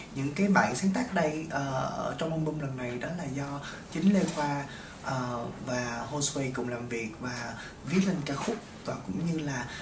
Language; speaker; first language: Vietnamese; native; Vietnamese